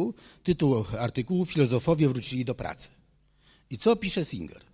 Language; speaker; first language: Polish; native; Polish